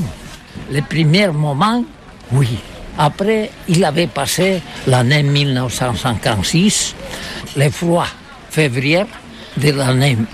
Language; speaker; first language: French; non-native, learner; Catalan